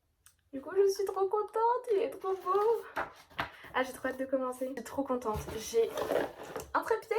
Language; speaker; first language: French; native; French